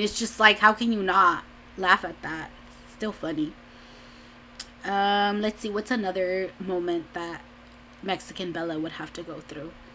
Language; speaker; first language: English; early bilingual, other home language; Spanish